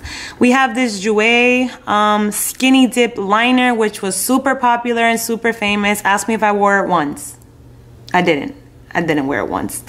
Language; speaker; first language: English; native; English